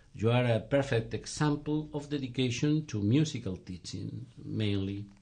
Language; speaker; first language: English; non-native, fluent; Galician